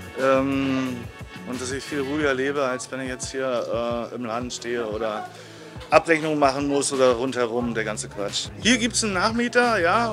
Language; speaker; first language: German; native; German